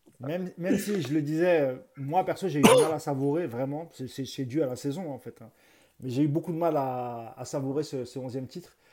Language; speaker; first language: French; native; French